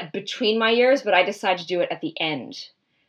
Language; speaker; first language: English; native; English